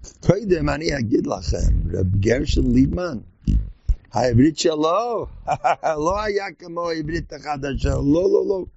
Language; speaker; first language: Hebrew; non-native, learner; English